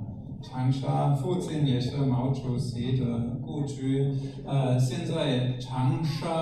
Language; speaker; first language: Chinese; non-native, fluent; German